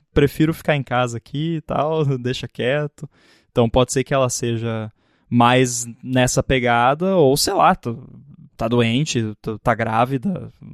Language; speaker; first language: Portuguese; native; Portuguese